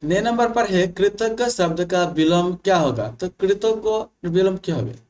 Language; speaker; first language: Hindi; non-native, local second language; Bangla